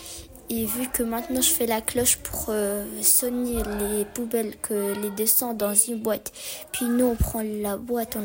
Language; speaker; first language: French; early bilingual, other home language; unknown